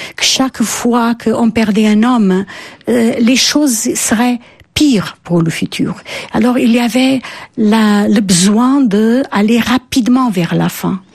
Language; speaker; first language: French; non-native, fluent; Portuguese